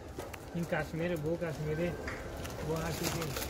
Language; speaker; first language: Turkish; non-native, learner; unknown